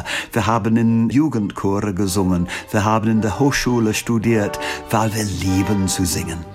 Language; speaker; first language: German; non-native, fluent; English